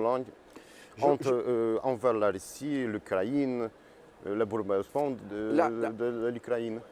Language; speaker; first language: French; non-native, learner; Polish